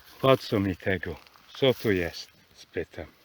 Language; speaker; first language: Polish; non-native, learner; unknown